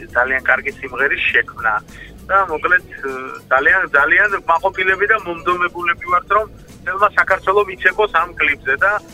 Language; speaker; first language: Georgian; native; Georgian